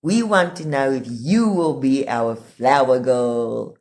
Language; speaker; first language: English; non-native, local second language; Afrikaans